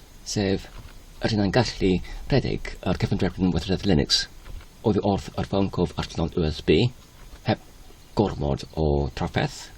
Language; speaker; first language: Welsh; non-native, learner; Polish